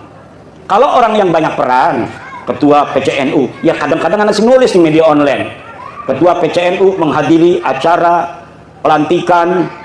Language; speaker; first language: Indonesian; non-native, local second language; Javanese